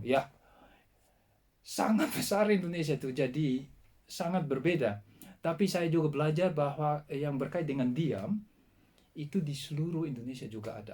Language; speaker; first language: Indonesian; non-native, fluent; Dutch